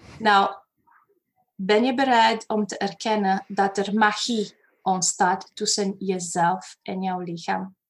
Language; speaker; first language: Dutch; non-native, fluent; Romanian